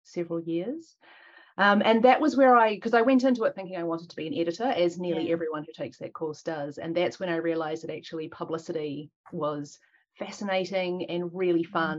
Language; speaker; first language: English; native; English